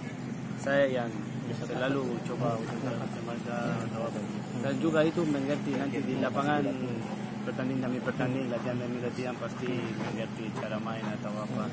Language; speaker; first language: Indonesian; non-native, learner; Spanish